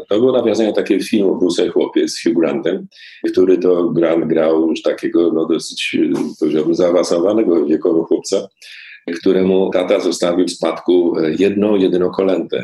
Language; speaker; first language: Polish; native; Polish